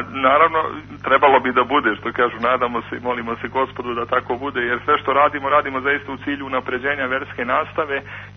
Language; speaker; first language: Croatian; native; Croatian